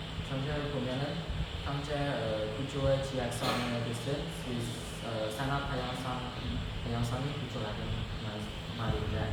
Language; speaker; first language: Korean; non-native, learner; Khmer